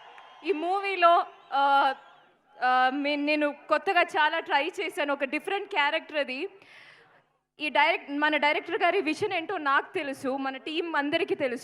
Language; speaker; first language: Telugu; non-native, learner; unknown